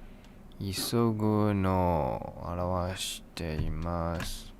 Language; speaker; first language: Japanese; non-native, learner; English